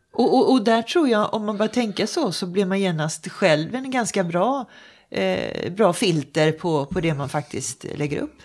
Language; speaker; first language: Swedish; native; Swedish